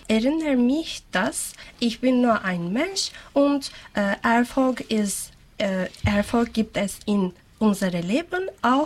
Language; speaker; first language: German; non-native, learner; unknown